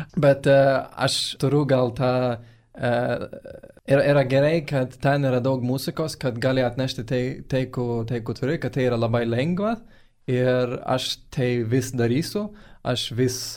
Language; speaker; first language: Lithuanian; non-native, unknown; Swedish